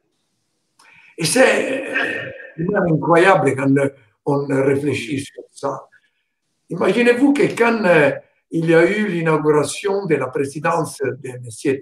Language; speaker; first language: French; non-native, fluent; Italian